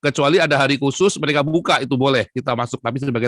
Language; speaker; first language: Indonesian; native; Indonesian